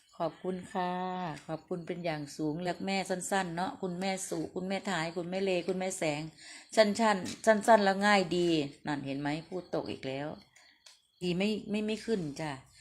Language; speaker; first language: Thai; non-native, local second language; Northeastern Thai